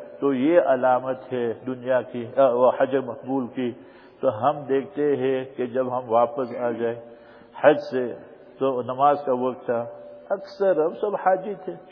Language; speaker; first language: Urdu; native; Urdu